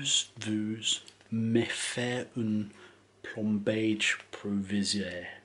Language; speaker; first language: French; non-native, learner; English